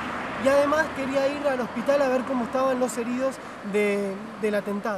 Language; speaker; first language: Spanish; native; Spanish